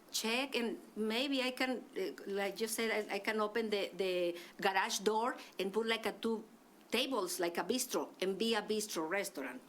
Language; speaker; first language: English; non-native, learner; Spanish